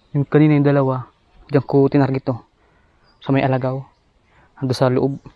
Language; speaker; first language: Filipino; non-native, local second language; Bikol